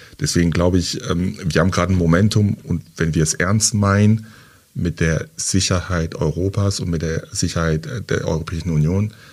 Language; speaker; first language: German; early bilingual, other home language; French